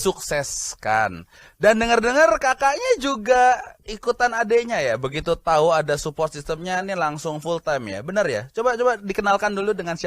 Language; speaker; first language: Indonesian; native; Indonesian